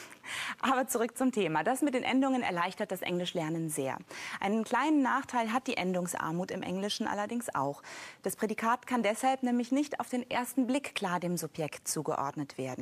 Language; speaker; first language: German; native; German